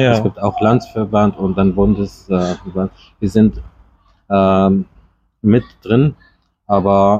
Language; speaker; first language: German; non-native, fluent; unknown